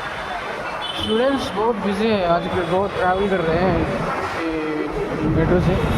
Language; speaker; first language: Hindi; non-native, local second language; Telugu